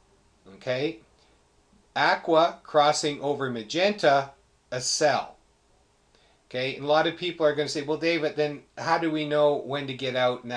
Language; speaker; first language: English; native; English